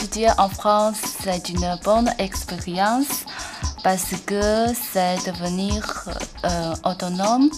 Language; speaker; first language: French; non-native, learner; Chinese